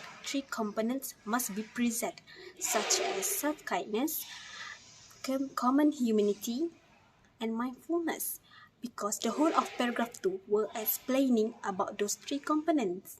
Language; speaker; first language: English; non-native, fluent; Malay